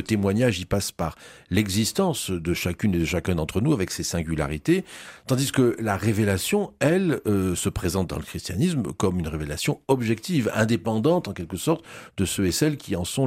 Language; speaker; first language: French; native; French